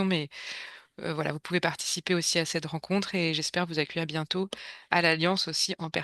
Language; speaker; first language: French; native; French